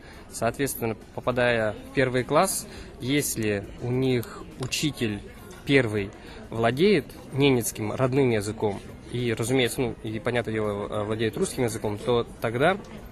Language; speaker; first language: Russian; non-native, local second language; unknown